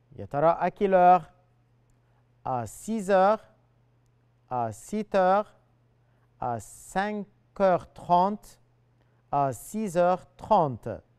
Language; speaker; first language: French; non-native, fluent; Arabic